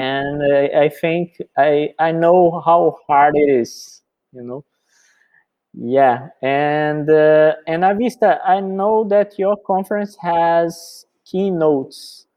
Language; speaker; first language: English; non-native, fluent; Portuguese